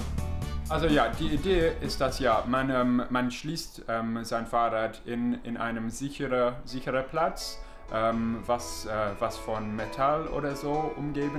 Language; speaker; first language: German; non-native, learner; English